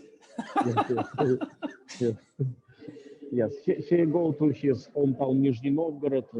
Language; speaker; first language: English; non-native, learner; Russian